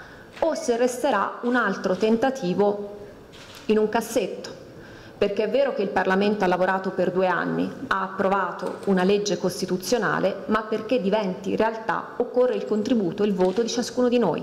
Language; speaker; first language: Italian; native; Italian